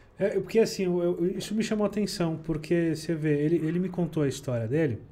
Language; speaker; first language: Portuguese; native; Portuguese